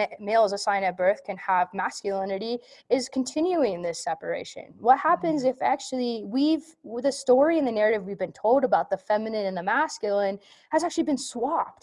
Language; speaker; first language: English; native; English